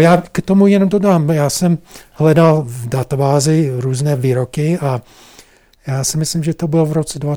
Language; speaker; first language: Czech; non-native, fluent; English